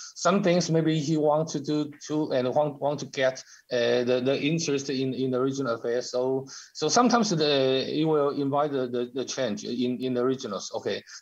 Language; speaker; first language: English; non-native, learner; Chinese